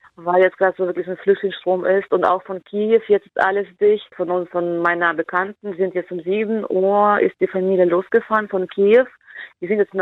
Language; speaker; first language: German; non-native, fluent; Ukrainian